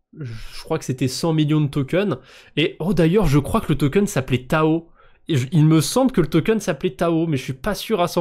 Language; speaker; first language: French; native; French